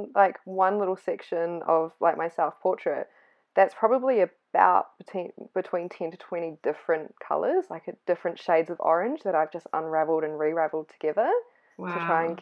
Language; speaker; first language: English; native; English